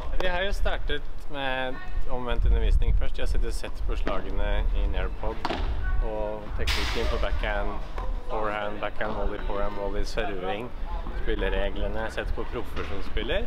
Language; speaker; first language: Norwegian; native; Norwegian